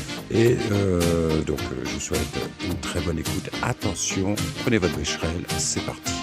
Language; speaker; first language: French; native; French